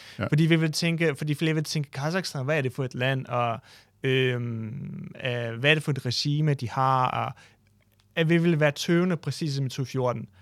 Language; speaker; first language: Danish; non-native, fluent; Ukrainian